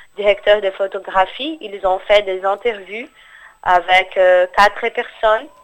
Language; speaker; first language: French; non-native, fluent; Portuguese